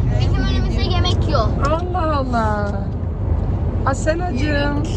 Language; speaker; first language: Turkish; early bilingual, heritage; Turkish